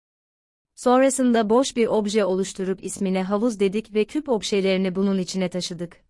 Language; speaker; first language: Turkish; native; Turkish